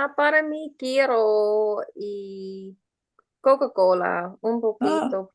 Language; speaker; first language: Spanish; non-native, learner; English